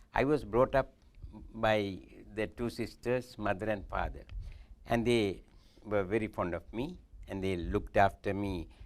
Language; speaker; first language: English; non-native, local second language; Sinhala